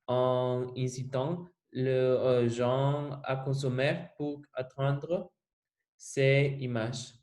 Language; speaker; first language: French; non-native, learner; Spanish